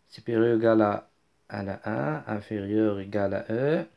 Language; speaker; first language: French; non-native, local second language; Arabic